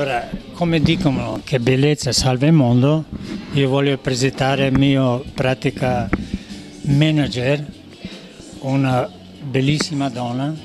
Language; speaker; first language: Italian; non-native, learner; Serbian